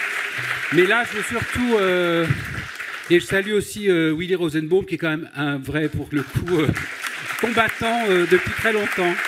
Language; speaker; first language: French; native; French